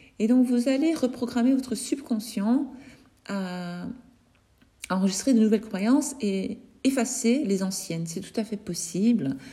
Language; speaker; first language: French; native; French